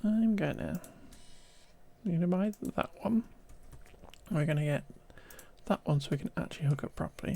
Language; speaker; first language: English; native; English